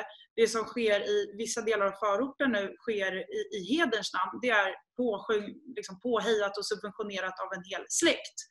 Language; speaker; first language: Swedish; native; Swedish